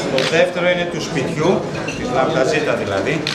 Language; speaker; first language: Greek; native; Greek